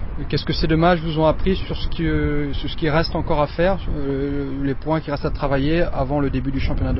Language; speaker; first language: French; native; French